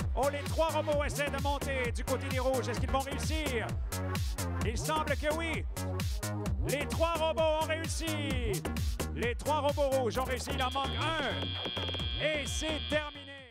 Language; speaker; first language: French; native; French